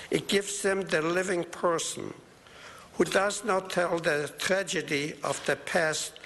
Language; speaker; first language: English; non-native, fluent; Polish